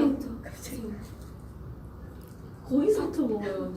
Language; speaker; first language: Korean; non-native, fluent; Japanese